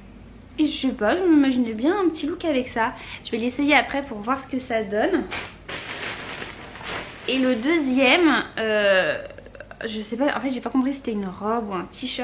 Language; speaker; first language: French; native; French